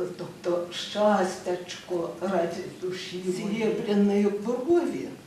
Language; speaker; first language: Ukrainian; non-native, local second language; Russian